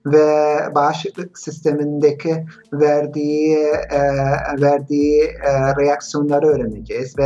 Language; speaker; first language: Turkish; early bilingual, heritage; Turkish